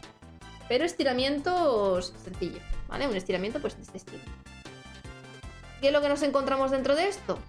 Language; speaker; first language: Spanish; native; Spanish